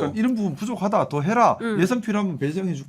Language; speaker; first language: Korean; native; Korean